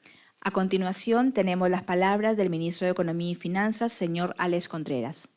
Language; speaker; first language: Spanish; native; Spanish